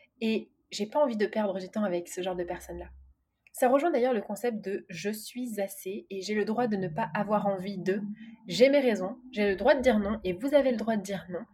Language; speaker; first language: French; native; French